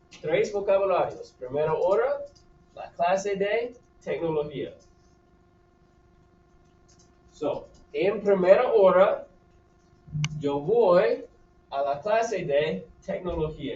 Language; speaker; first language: Spanish; non-native, fluent; English